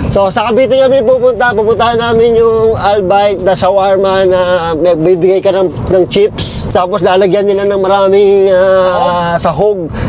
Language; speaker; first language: Filipino; native; Filipino